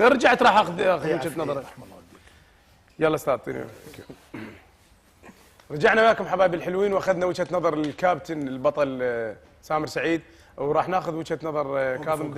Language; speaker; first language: Arabic; native; Arabic